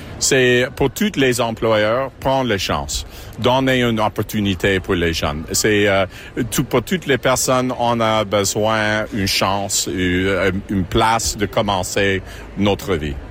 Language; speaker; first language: French; non-native, local second language; English